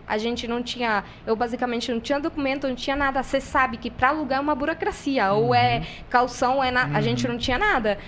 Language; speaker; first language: Portuguese; non-native, fluent; Spanish